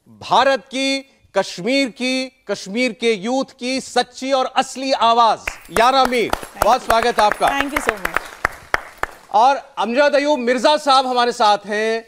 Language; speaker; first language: Hindi; native; Hindi